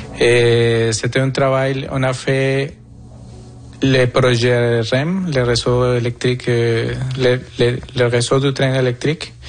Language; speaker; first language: French; non-native, fluent; Spanish